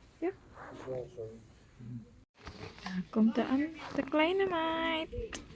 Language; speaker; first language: Dutch; non-native, learner; Filipino